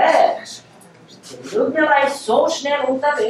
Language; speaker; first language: German; non-native, fluent; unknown